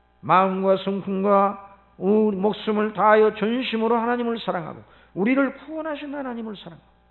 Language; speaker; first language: Korean; native; Korean